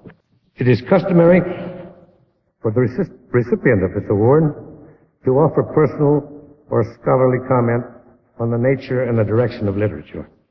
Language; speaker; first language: English; native; English